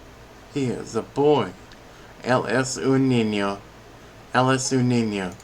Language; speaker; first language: Spanish; non-native, learner; English